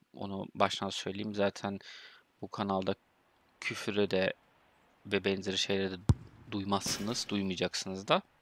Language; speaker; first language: Turkish; early bilingual, heritage; Turkish